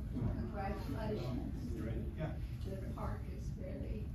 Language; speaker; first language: English; native; English